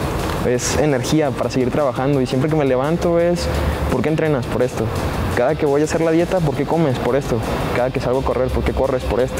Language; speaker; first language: Spanish; native; Spanish